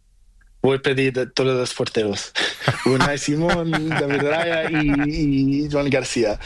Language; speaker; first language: Spanish; non-native, learner; Portuguese